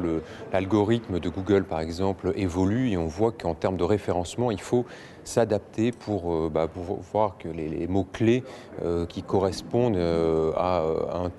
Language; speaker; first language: French; native; French